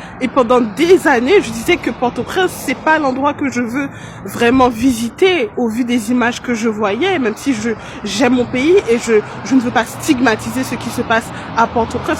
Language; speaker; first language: French; non-native, local second language; Haitian Creole